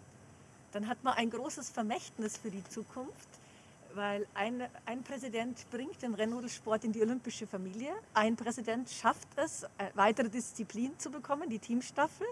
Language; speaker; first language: German; native; German